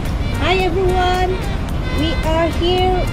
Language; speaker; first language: English; non-native, learner; Filipino